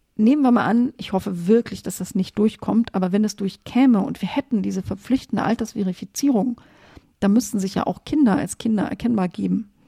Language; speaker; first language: German; native; German